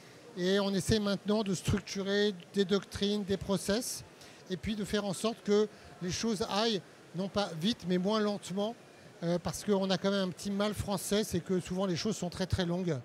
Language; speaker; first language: French; native; French